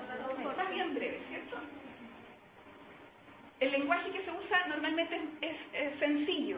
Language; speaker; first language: Spanish; native; Spanish